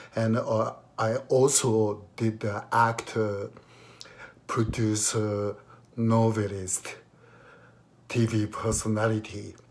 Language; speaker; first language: English; non-native, fluent; Japanese